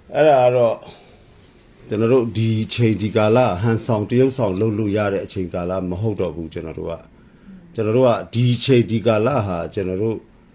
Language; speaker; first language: Burmese; non-native, local second language; S'gaw Karen